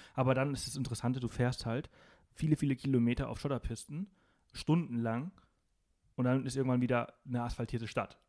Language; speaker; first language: German; non-native, fluent; Spanish